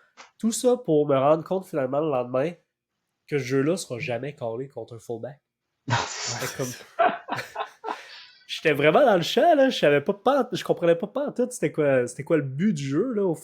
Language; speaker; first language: French; native; French